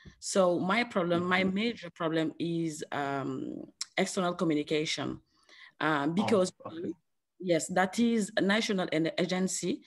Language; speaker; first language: English; non-native, learner; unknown